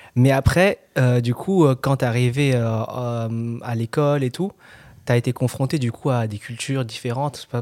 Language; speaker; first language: French; native; French